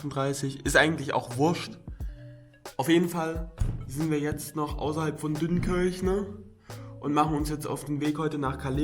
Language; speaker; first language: German; native; German